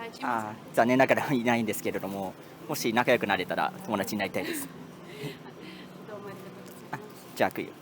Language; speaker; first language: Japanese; non-native, fluent; Ukrainian